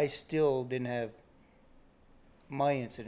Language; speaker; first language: English; native; English